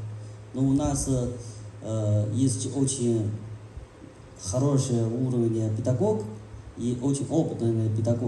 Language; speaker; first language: Russian; non-native, learner; Chinese